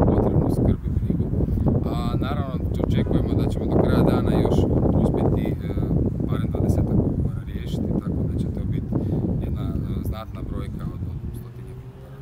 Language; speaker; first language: Croatian; native; Croatian